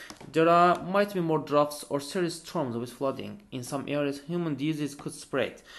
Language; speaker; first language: English; non-native, fluent; Azerbaijani